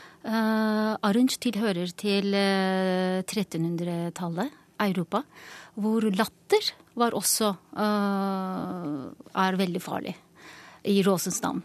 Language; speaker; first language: Norwegian; non-native, fluent; Turkish